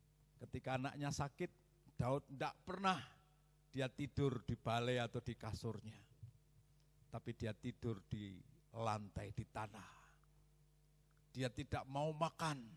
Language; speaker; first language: Indonesian; native; Indonesian